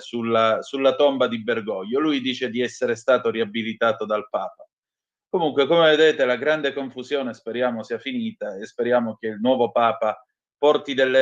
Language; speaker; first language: Italian; native; Italian